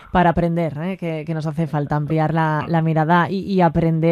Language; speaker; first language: Spanish; native; Spanish